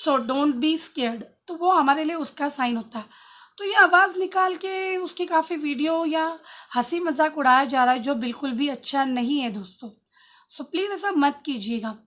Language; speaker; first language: Hindi; non-native, local second language; Tulu